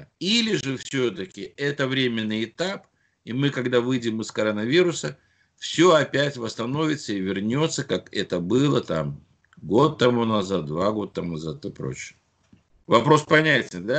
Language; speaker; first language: Russian; native; Russian